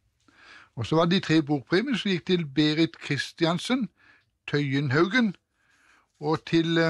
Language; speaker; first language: Norwegian; native; Norwegian